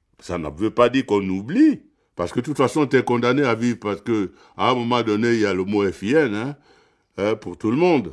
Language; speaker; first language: French; non-native, local second language; Duala